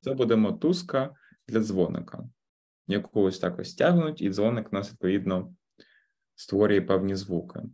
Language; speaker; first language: Ukrainian; native; Ukrainian